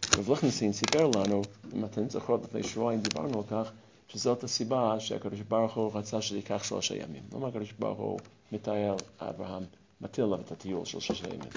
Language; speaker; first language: Hebrew; non-native, fluent; English